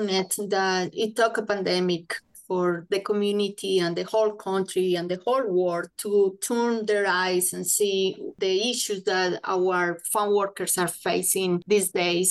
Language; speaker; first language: English; non-native, fluent; Spanish